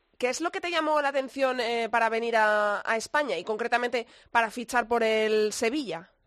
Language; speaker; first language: Spanish; native; Spanish